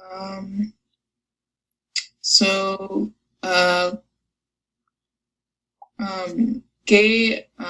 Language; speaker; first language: Spanish; non-native, learner; English